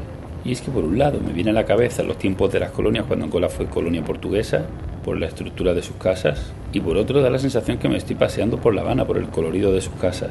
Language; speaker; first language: Spanish; native; Spanish